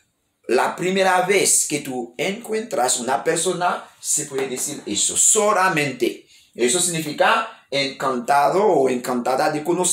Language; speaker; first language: Spanish; non-native, learner; Haitian Creole